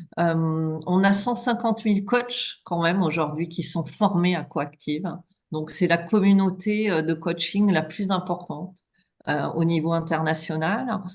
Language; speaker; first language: French; native; French